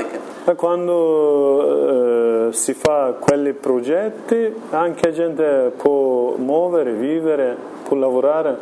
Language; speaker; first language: Italian; non-native, learner; Kurdish